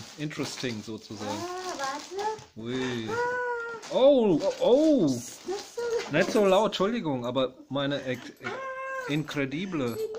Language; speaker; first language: German; native; German